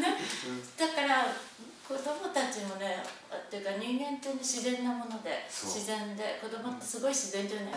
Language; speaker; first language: Japanese; native; Japanese